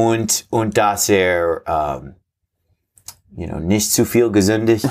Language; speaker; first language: German; non-native, fluent; English